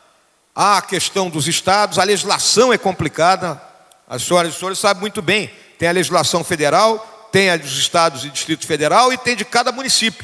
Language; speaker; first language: Portuguese; native; Portuguese